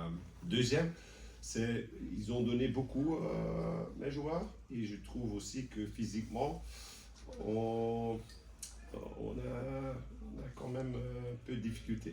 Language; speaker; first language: French; non-native, local second language; Dutch